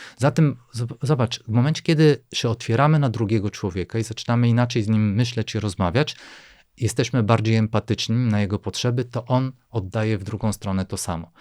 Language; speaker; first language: Polish; non-native, fluent; Bulgarian